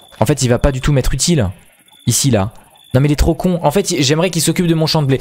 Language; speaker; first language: French; native; French